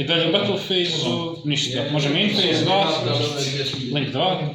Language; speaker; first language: Bosnian; native; Bosnian